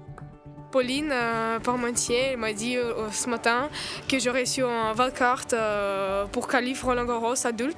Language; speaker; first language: French; non-native, fluent; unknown